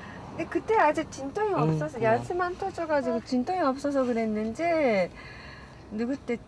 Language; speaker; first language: Korean; non-native, fluent; Japanese